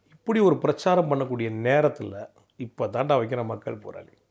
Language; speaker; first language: Tamil; native; Tamil